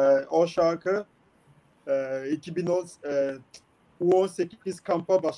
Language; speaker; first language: Turkish; non-native, learner; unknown